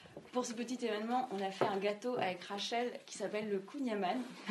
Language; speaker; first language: French; native; French